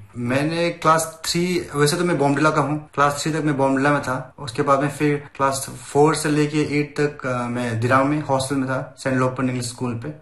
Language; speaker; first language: Hindi; non-native, local second language; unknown